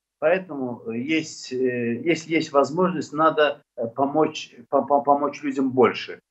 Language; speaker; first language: Russian; non-native, local second language; Azerbaijani